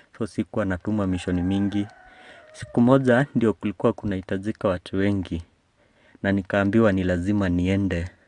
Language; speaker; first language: Swahili; non-native, local second language; Kamba